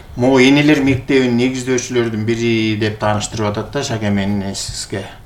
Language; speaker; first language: Kyrgyz; native; Kyrgyz